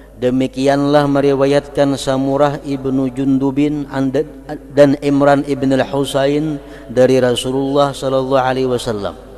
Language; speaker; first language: Indonesian; non-native, local second language; Banjar